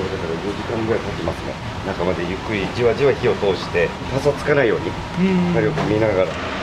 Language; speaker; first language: Japanese; native; Japanese